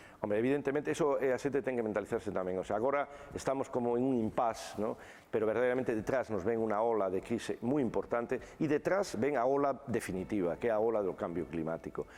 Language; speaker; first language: Galician; non-native, local second language; Spanish